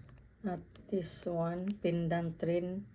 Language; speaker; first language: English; non-native, local second language; Filipino